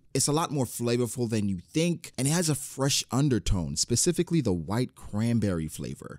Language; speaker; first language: English; native; English